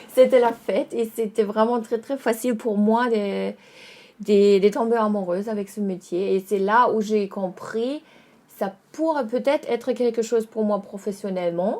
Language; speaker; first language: French; non-native, fluent; German